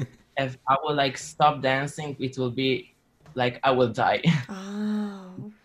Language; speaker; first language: English; non-native, learner; Slovenian